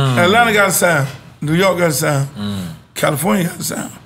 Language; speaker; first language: English; native; English